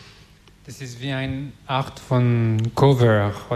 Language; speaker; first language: German; non-native, learner; French